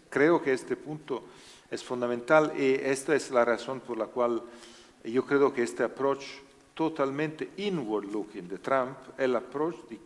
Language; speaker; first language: Spanish; non-native, learner; Italian